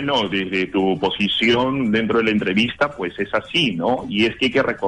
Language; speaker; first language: Spanish; native; Spanish